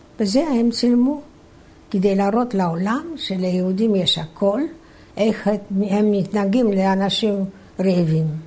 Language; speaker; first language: Hebrew; non-native, fluent; Polish